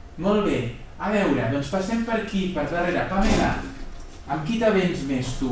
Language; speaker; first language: Catalan; native; Catalan